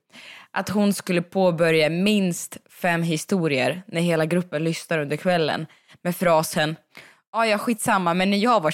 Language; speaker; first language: Swedish; native; Swedish